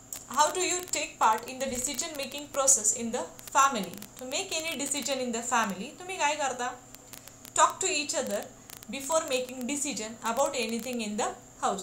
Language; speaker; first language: English; non-native, local second language; Marathi